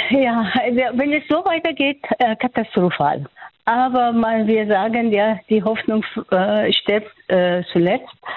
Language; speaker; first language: German; non-native, fluent; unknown